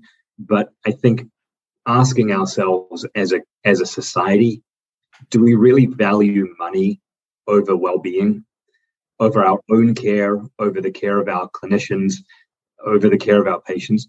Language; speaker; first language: English; native; English